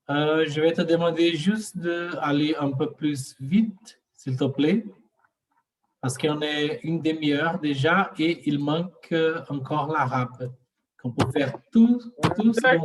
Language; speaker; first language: French; non-native, learner; Portuguese